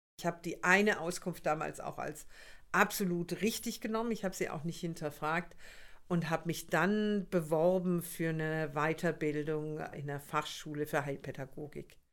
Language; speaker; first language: German; native; German